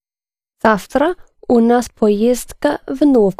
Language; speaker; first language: Russian; non-native, learner; English